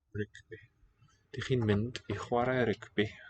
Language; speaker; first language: Welsh; non-native, learner; English